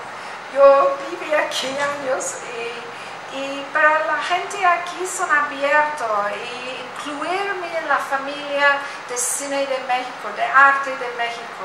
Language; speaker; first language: Spanish; non-native, learner; English